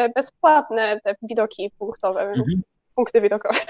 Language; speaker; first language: Polish; early bilingual, other home language; Japanese